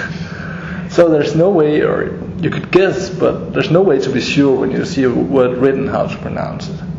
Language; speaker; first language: English; non-native, fluent; Danish